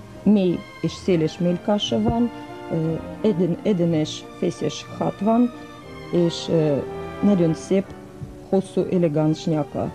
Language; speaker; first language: Hungarian; non-native, fluent; Russian